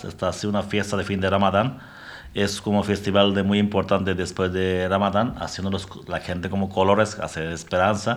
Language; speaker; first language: Spanish; non-native, learner; Bangla